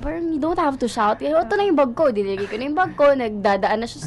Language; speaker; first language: Filipino; native; Filipino